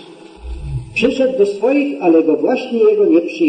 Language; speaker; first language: Polish; native; Polish